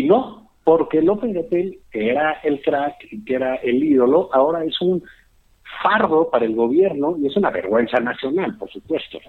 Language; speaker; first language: Spanish; native; Spanish